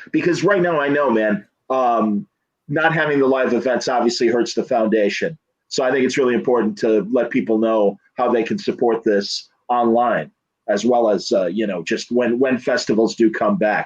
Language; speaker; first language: English; native; English